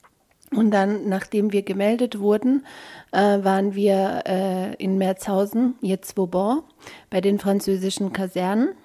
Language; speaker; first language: German; early bilingual, other home language; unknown